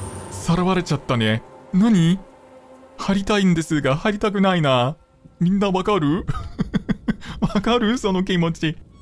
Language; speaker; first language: Japanese; non-native, fluent; English